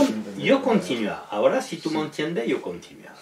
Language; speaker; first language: Spanish; non-native, learner; French